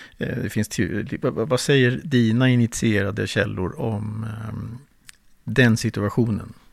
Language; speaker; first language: Swedish; native; Swedish